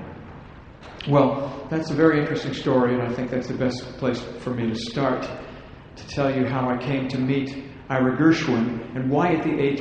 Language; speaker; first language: English; native; English